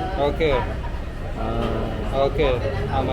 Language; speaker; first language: English; non-native, learner; French